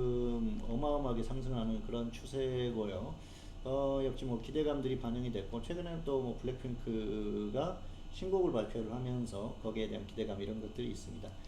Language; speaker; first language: Korean; native; Korean